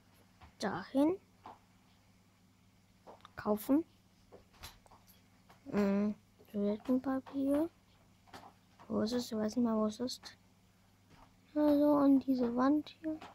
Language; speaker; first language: German; early bilingual, other home language; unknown